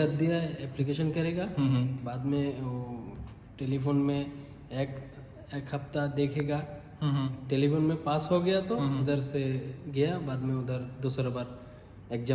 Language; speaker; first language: Hindi; non-native, learner; Bangla